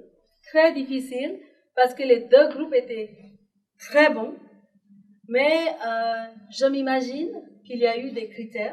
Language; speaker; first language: French; non-native, fluent; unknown